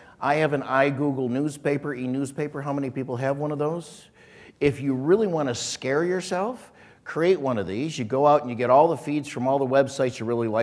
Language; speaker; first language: English; native; English